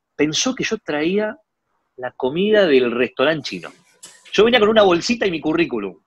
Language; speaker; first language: Spanish; early bilingual, other home language; Chinese